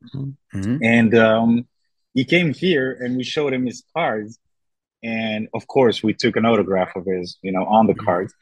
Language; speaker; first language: English; non-native, fluent; French